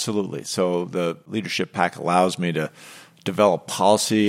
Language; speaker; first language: English; native; English